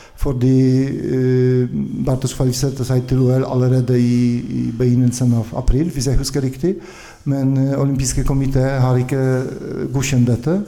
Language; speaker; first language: Norwegian; non-native, fluent; Polish